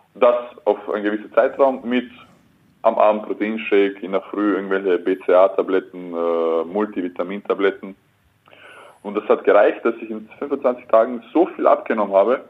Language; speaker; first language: German; early bilingual, other home language; Bosnian